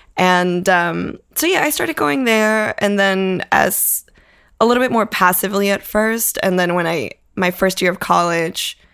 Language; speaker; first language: English; early bilingual, other home language; Spanish